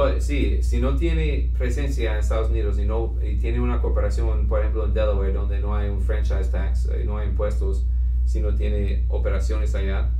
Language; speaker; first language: Spanish; non-native, fluent; English